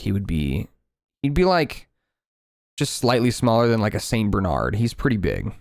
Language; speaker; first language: English; native; English